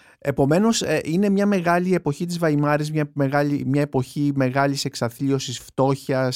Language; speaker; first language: Greek; native; Greek